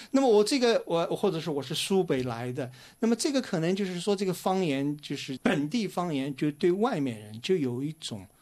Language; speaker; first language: Chinese; native; Chinese